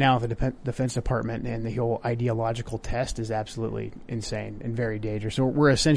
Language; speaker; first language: English; native; English